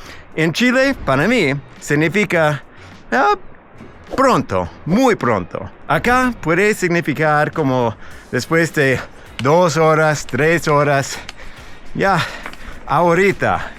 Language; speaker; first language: Spanish; non-native, fluent; English